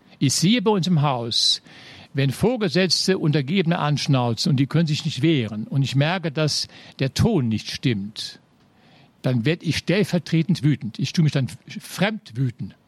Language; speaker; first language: German; native; German